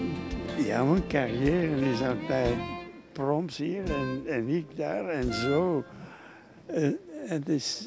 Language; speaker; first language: Dutch; non-native, local second language; French